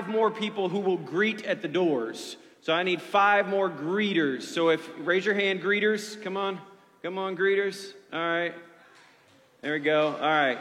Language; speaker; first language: English; native; English